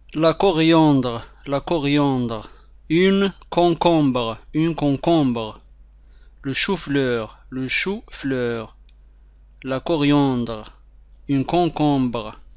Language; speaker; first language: French; non-native, fluent; Arabic